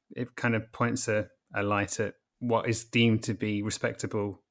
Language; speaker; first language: English; native; English